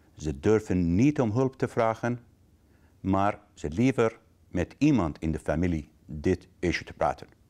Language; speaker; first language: Dutch; non-native, fluent; Arabic